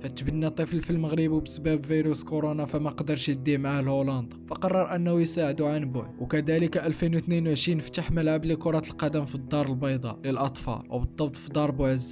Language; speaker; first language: Arabic; native; Arabic